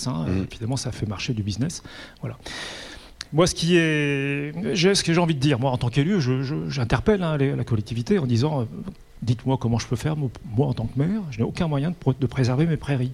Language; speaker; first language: French; native; French